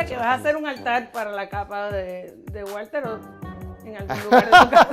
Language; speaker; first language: Spanish; native; Spanish